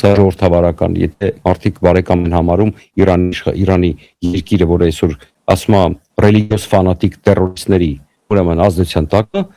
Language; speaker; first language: Armenian; native; Armenian